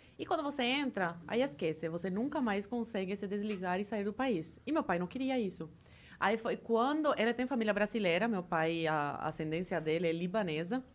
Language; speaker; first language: Portuguese; early bilingual, other home language; Spanish